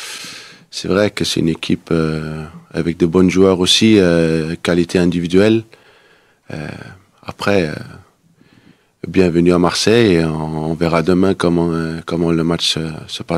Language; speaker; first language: French; non-native, fluent; Danish